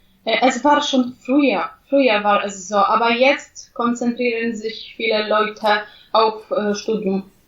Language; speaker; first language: German; non-native, fluent; Polish